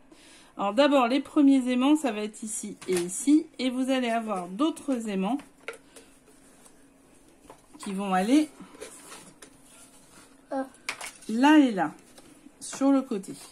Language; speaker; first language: French; native; French